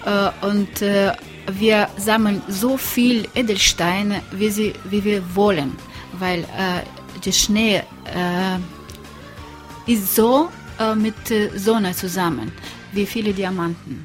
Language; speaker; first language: German; non-native, learner; Russian